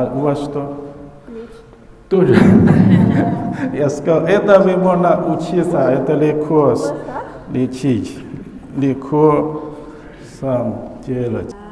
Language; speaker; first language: Russian; non-native, learner; Chinese